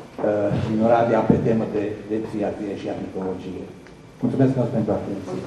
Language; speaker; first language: Romanian; non-native, fluent; Hungarian